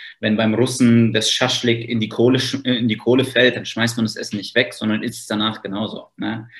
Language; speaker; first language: German; native; German